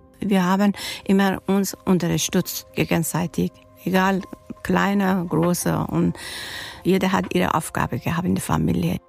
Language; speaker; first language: German; non-native, learner; Persian